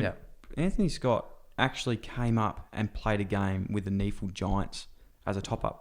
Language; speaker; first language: English; native; English